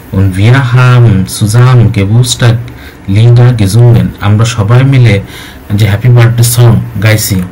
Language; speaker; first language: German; non-native, fluent; Bangla